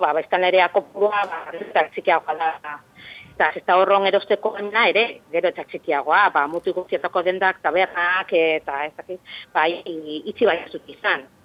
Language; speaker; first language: Basque; non-native, local second language; Spanish